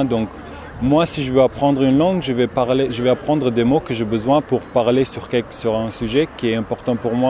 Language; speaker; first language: French; non-native, fluent; German